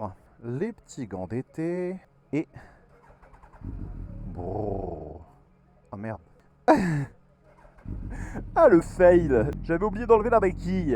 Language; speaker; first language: French; native; French